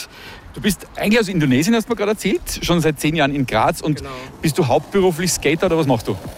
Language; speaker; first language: German; native; German